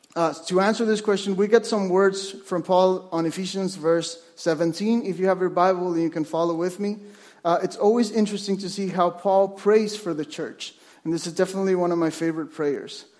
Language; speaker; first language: English; non-native, fluent; Spanish